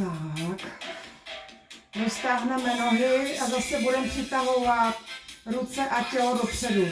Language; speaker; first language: Czech; native; Czech